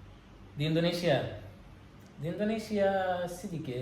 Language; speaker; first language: Indonesian; non-native, learner; Arabic